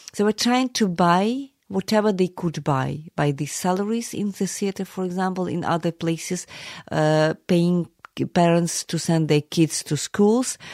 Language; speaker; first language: English; non-native, fluent; Ukrainian